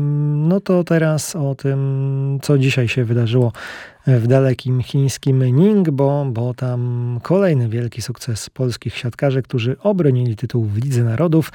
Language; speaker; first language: Polish; native; Polish